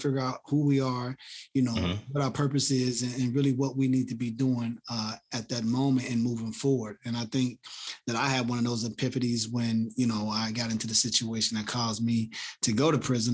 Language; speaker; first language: English; native; English